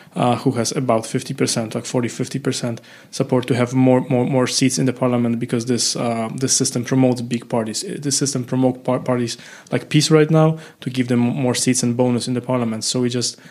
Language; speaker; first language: English; non-native, fluent; Polish